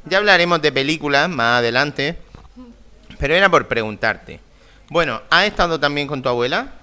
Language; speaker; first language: Spanish; native; Spanish